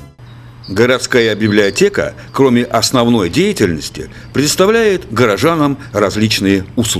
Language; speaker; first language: Russian; native; Russian